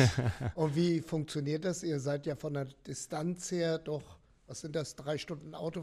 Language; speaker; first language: German; native; German